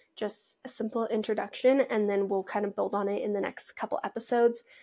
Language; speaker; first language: English; native; English